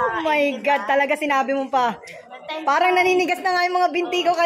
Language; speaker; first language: Filipino; native; Filipino